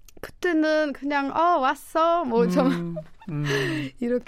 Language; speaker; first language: Korean; non-native, fluent; German